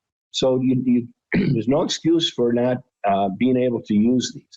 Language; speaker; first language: English; native; English